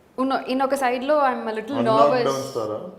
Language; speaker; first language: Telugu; non-native, learner; Tamil